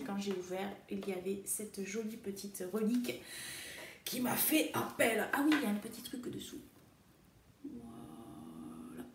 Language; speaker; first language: French; native; French